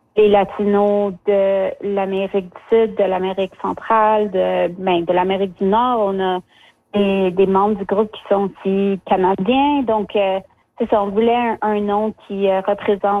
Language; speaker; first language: French; early bilingual, other home language; Spanish